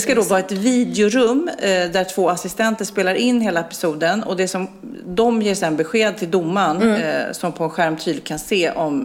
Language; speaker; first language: Swedish; native; Swedish